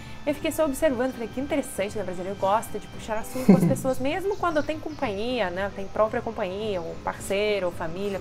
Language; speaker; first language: Portuguese; non-native, fluent; Russian